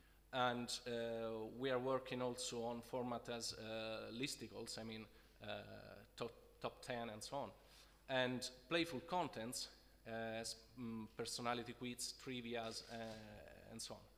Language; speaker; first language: English; non-native, fluent; Italian